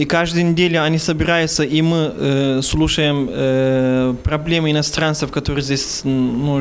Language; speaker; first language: Russian; non-native, fluent; Turkish